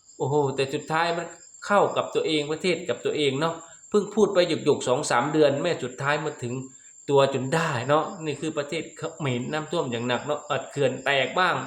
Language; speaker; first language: Thai; non-native, local second language; Lao